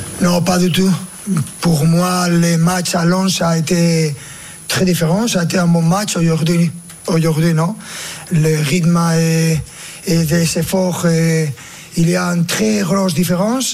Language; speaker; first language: French; non-native, learner; Spanish